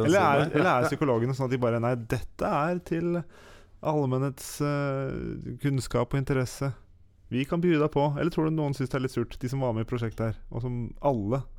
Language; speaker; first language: Norwegian; native; Norwegian